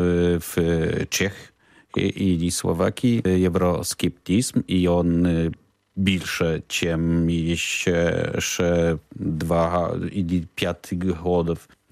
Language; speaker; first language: Ukrainian; non-native, learner; Polish